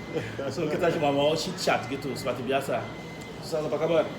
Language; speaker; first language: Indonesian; non-native, fluent; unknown